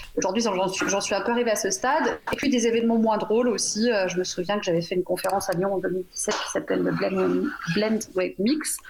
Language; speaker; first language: French; native; French